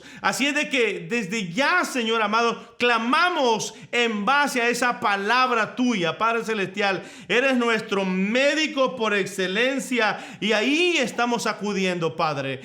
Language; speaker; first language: Spanish; native; Spanish